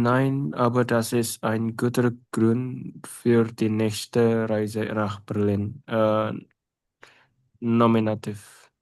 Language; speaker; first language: German; non-native, learner; Indonesian